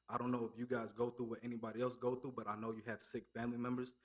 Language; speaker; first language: English; native; English